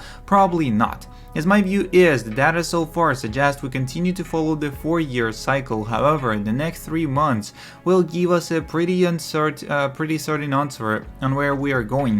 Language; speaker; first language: English; non-native, fluent; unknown